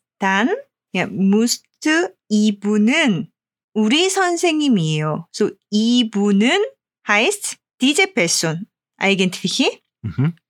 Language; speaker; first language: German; non-native, fluent; Korean